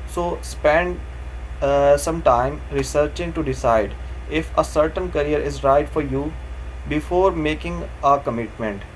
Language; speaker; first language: English; non-native, local second language; Urdu